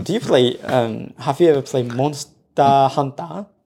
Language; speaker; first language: English; non-native, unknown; Japanese